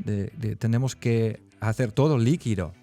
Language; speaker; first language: Spanish; non-native, fluent; Dutch